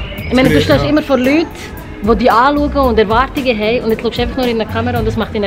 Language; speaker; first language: German; early bilingual, other home language; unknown